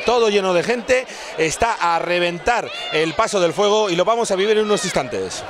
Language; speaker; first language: Spanish; native; Spanish